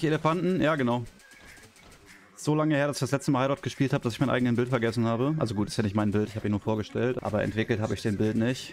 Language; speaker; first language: German; native; German